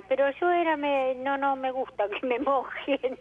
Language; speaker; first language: Spanish; native; Spanish